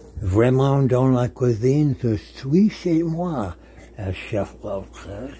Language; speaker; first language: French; non-native, learner; English